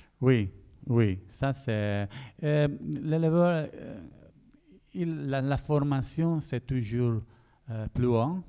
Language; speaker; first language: French; non-native, learner; Italian